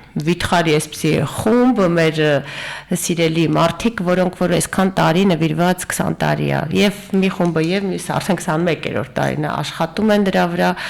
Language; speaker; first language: Armenian; native; Armenian